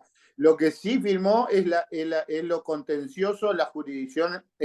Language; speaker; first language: Spanish; native; Spanish